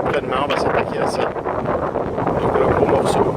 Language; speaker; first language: French; native; French